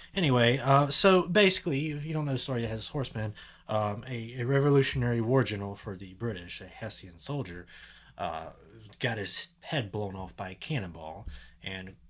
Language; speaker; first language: English; native; English